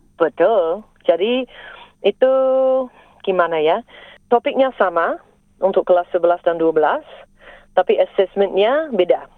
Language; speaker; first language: Indonesian; non-native, fluent; English